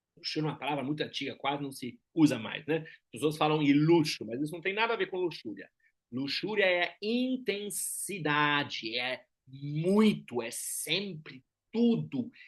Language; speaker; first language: Portuguese; non-native, fluent; German